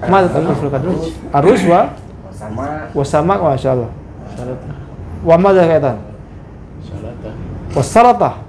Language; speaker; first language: Arabic; non-native, fluent; Indonesian